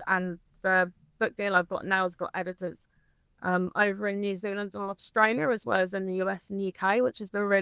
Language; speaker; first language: English; native; English